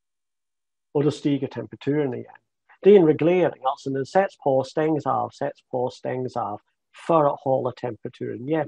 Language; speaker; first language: Swedish; non-native, fluent; English